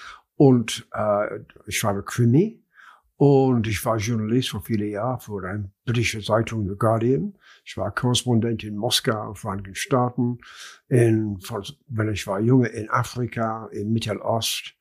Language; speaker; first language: German; non-native, learner; English